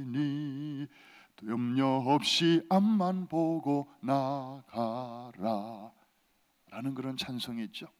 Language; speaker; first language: Korean; native; Korean